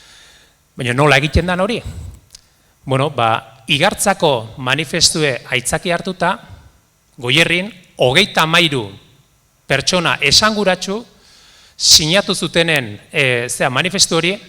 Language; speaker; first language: Basque; native; Basque